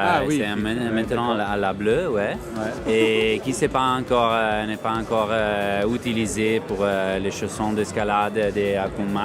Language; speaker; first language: French; non-native, fluent; Italian